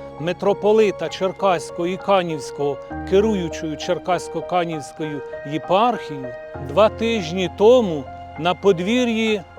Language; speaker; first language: Ukrainian; native; Ukrainian